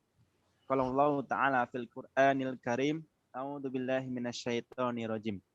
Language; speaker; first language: Indonesian; native; Indonesian